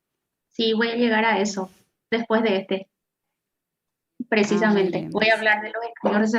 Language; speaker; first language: Spanish; native; Spanish